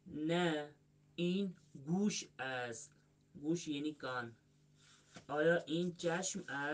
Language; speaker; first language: Persian; non-native, learner; Urdu